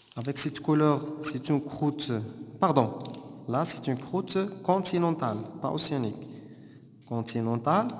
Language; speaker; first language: French; non-native, local second language; Arabic